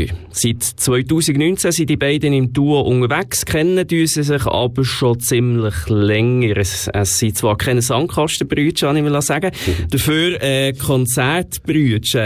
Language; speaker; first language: German; native; German